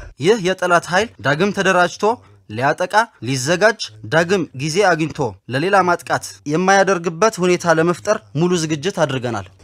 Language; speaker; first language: Amharic; non-native, local second language; Tigrinya